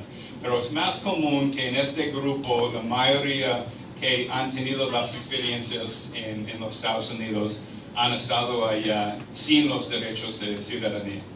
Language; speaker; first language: Spanish; non-native, fluent; English